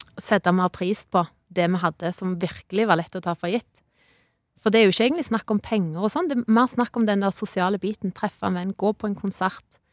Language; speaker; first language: Norwegian; native; Norwegian